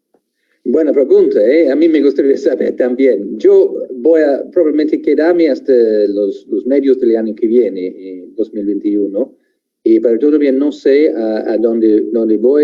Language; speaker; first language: Spanish; non-native, fluent; English